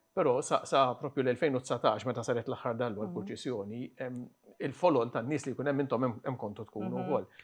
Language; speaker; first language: Maltese; native; Maltese